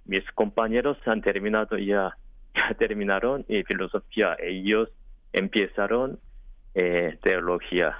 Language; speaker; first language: Spanish; non-native, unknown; Korean